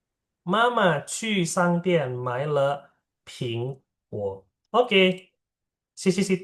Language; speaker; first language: Chinese; non-native, fluent; Indonesian